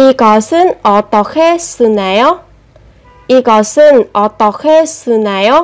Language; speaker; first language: Korean; non-native, fluent; Vietnamese